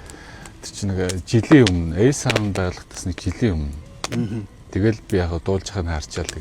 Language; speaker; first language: Mongolian; native; Mongolian